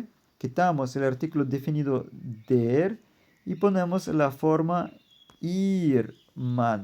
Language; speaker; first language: Spanish; non-native, fluent; German